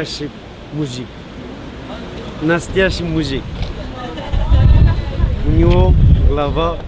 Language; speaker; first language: Russian; non-native, learner; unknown